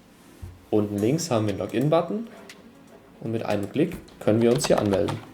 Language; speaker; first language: German; native; German